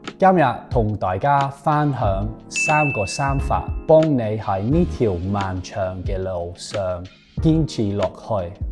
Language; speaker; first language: Cantonese; non-native, fluent; English